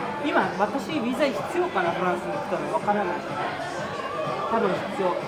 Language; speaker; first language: French; non-native, learner; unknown